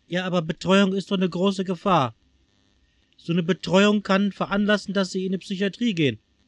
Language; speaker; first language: German; native; German